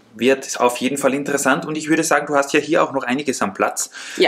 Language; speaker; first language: German; native; German